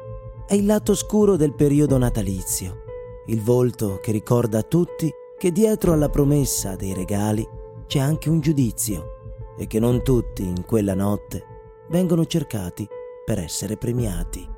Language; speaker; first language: Italian; native; Italian